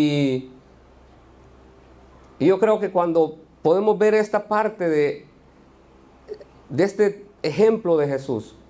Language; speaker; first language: Spanish; native; Spanish